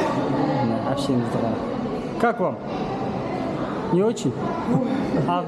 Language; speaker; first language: Russian; non-native, local second language; Kazakh